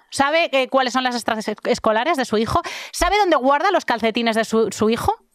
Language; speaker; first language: Spanish; native; Spanish